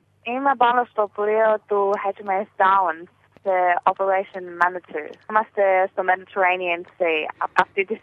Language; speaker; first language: Greek; early bilingual, heritage; Greek